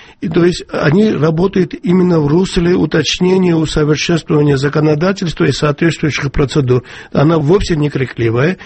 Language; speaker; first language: Russian; non-native, local second language; Georgian